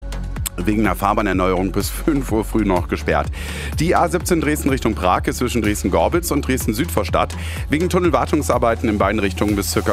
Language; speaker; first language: German; native; German